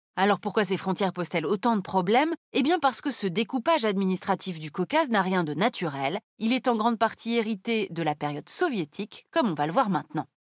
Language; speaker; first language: French; native; French